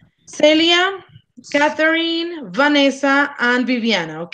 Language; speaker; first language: English; non-native, fluent; Spanish